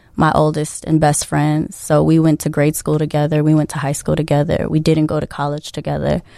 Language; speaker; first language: English; early bilingual, other home language; Filipino